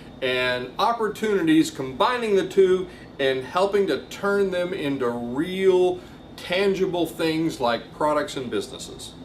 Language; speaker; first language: English; native; English